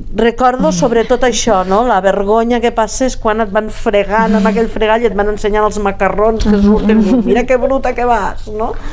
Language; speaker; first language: Catalan; native; Catalan